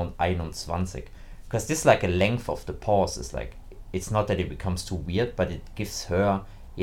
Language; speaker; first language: English; non-native, fluent; German